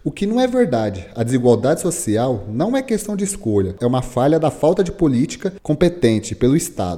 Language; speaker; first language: Portuguese; native; Portuguese